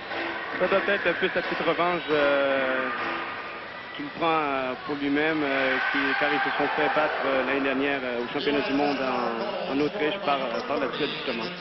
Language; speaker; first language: French; native; French